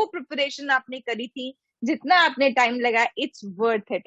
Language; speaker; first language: Hindi; native; Hindi